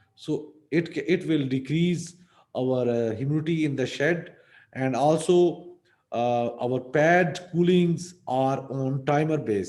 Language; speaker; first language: English; non-native, local second language; Urdu